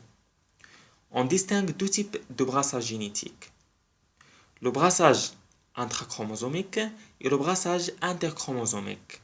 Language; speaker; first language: French; non-native, local second language; Arabic